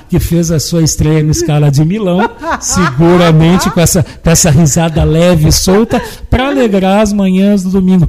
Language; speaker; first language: Portuguese; native; Portuguese